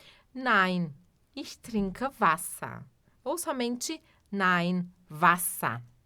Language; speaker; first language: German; non-native, fluent; Portuguese